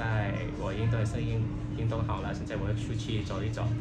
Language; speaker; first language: Chinese; early bilingual, heritage; Chinese